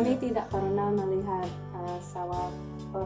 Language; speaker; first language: Indonesian; non-native, learner; English